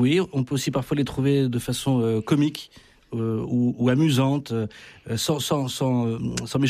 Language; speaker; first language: French; native; French